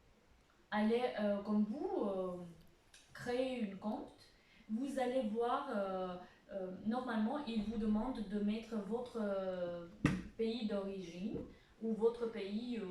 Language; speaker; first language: French; non-native, fluent; Albanian